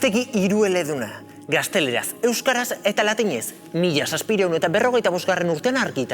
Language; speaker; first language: Basque; native; Basque